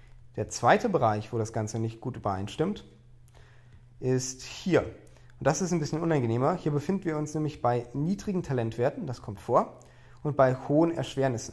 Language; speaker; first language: German; native; German